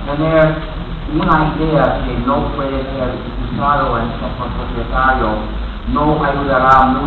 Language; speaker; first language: Spanish; non-native, fluent; English